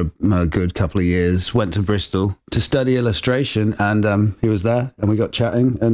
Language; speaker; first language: English; native; English